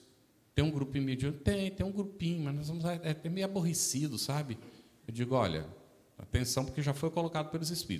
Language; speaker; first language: Portuguese; native; Portuguese